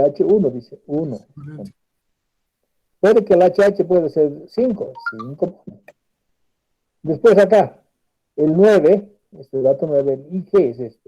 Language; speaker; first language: Spanish; native; Spanish